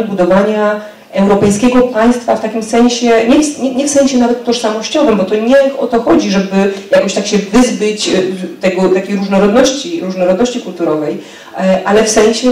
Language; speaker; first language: Polish; native; Polish